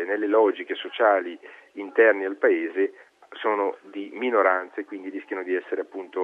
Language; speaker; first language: Italian; native; Italian